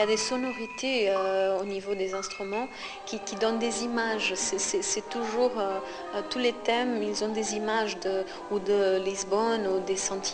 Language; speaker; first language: French; non-native, fluent; Portuguese